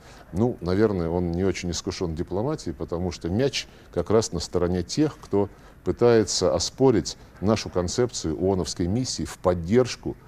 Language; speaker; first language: Russian; native; Russian